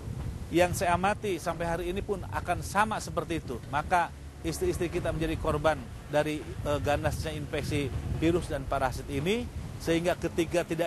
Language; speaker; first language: Indonesian; native; Indonesian